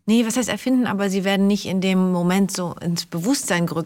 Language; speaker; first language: German; native; German